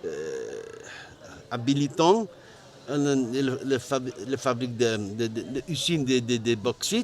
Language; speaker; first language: French; non-native, learner; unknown